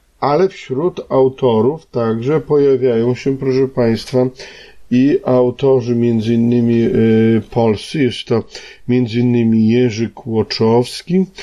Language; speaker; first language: Polish; native; Polish